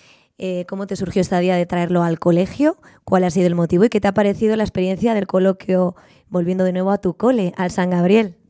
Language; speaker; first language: Spanish; native; Spanish